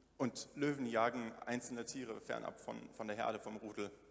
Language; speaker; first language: German; native; German